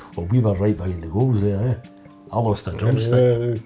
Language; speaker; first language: English; native; English